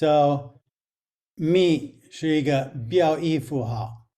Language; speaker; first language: Chinese; non-native, fluent; English